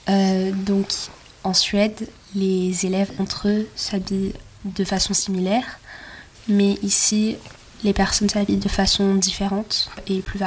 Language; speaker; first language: French; non-native, learner; Swedish